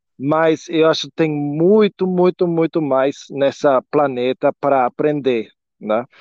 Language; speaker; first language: Portuguese; non-native, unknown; German